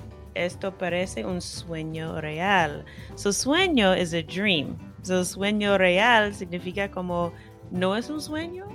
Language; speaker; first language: Spanish; non-native, fluent; English